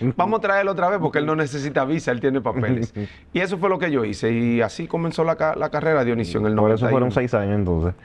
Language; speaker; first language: Spanish; native; Spanish